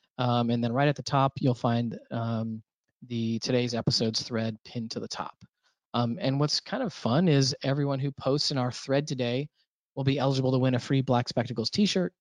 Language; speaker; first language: English; native; English